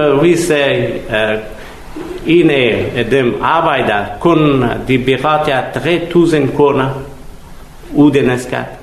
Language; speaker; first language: Danish; non-native, learner; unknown